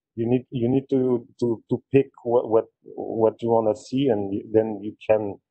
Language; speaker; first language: English; non-native, fluent; French